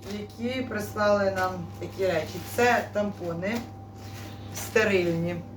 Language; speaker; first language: Ukrainian; native; Ukrainian